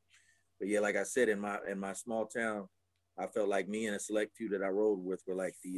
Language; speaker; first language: English; native; English